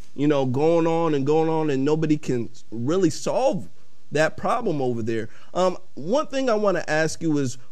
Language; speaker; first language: English; early bilingual, other home language; Akan